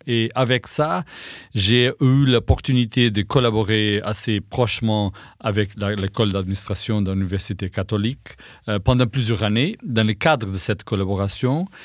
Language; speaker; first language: French; non-native, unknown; Portuguese